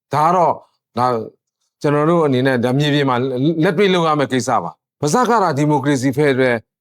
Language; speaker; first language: Burmese; non-native, local second language; Shan